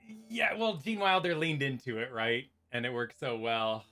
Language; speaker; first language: English; native; English